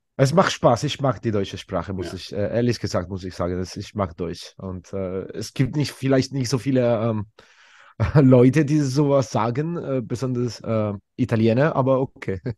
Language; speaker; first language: German; non-native, fluent; Italian